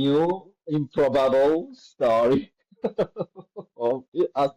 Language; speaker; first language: English; non-native, learner; Italian